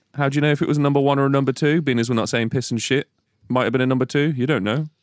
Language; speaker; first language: English; native; English